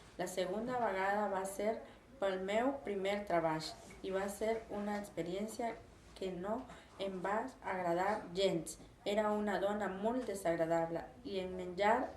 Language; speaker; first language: Catalan; non-native, learner; Spanish